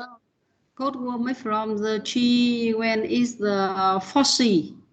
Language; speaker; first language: English; non-native, learner; Vietnamese